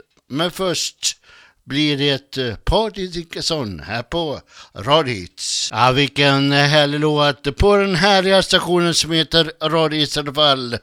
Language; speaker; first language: Swedish; native; Swedish